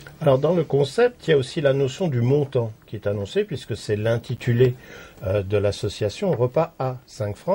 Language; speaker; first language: French; native; French